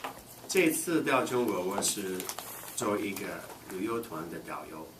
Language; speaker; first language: Chinese; non-native, fluent; English